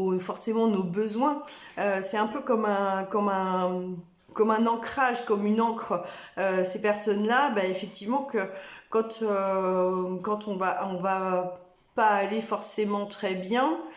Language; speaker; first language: French; native; French